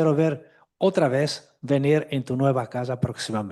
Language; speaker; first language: Spanish; non-native, fluent; Italian